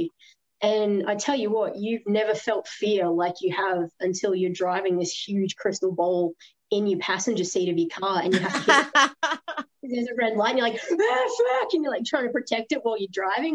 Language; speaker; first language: English; native; English